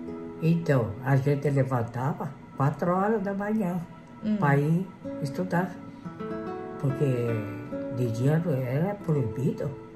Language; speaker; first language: Portuguese; non-native, local second language; Japanese